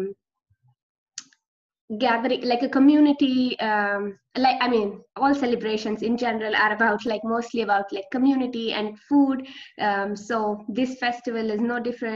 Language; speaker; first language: English; non-native, local second language; Marathi